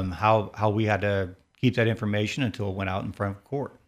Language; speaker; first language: English; native; English